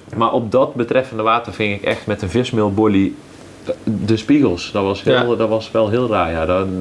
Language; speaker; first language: Dutch; native; Dutch